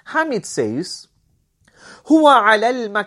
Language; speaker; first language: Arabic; non-native, fluent; English